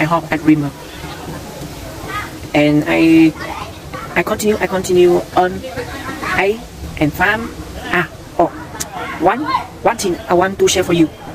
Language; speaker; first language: English; non-native, learner; Vietnamese